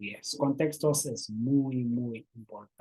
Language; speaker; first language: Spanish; non-native, learner; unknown